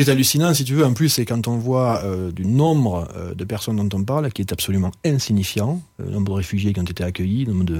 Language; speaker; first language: French; native; French